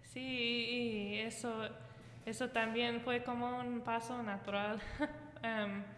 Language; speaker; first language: Spanish; early bilingual, heritage; Spanish